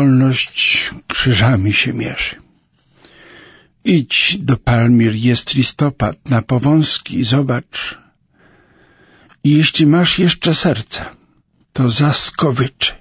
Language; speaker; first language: Polish; native; Polish